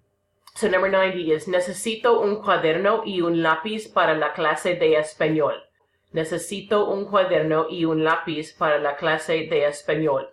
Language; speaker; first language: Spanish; non-native, fluent; English